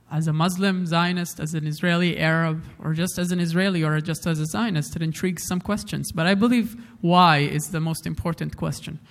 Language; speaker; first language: English; non-native, fluent; Arabic